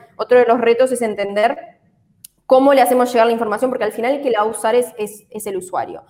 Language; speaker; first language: Spanish; native; Spanish